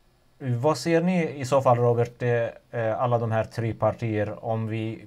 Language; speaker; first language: Swedish; non-native, fluent; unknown